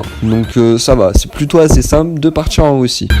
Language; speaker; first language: French; native; French